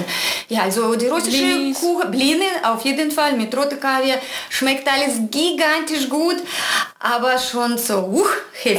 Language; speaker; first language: German; non-native, fluent; Russian